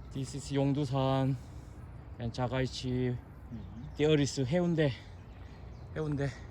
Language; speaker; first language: English; non-native, learner; Korean